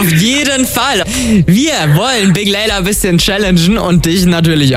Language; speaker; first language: German; native; German